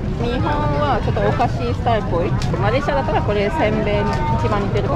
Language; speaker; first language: Japanese; non-native, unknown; Malay